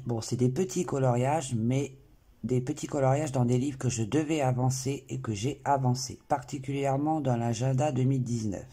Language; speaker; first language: French; native; French